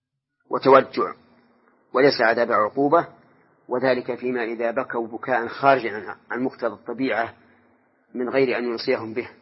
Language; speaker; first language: Arabic; native; Arabic